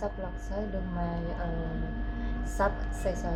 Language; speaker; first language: Cantonese; non-native, learner; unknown